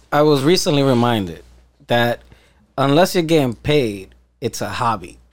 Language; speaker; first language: English; early bilingual, other home language; Spanish